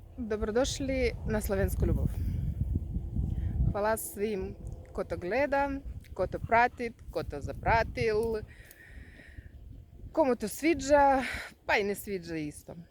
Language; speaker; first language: Bosnian; non-native, learner; Ukrainian